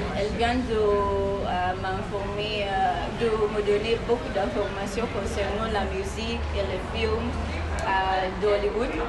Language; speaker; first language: French; non-native, learner; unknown